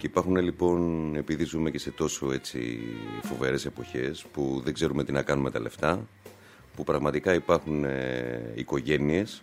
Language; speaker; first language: Greek; native; Greek